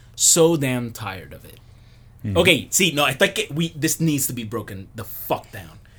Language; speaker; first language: English; non-native, local second language; Spanish